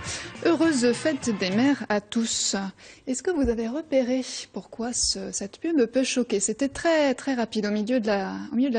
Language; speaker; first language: French; native; French